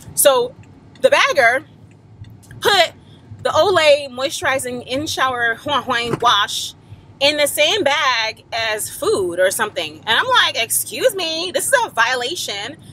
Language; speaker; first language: English; native; English